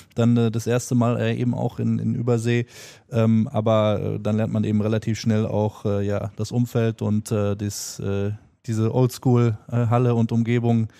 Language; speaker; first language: German; native; German